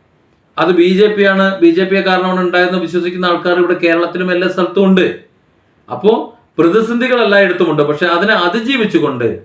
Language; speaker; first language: Malayalam; native; Malayalam